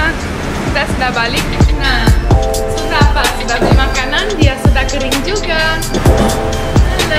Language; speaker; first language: Indonesian; non-native, fluent; Romanian